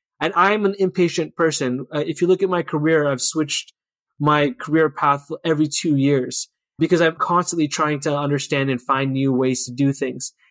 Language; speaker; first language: English; early bilingual, other home language; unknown